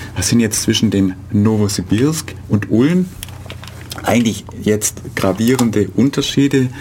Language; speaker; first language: German; native; German